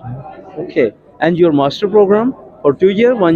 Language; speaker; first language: English; non-native, local second language; Urdu